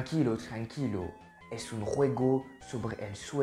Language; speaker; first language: Spanish; non-native, learner; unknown